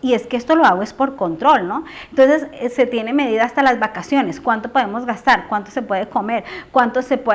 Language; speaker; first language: Spanish; native; Spanish